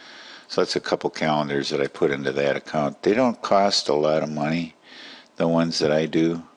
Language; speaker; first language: English; native; English